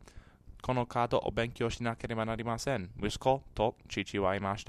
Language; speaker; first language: Japanese; non-native, learner; English